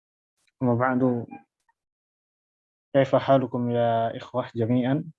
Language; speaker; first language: Arabic; non-native, fluent; Indonesian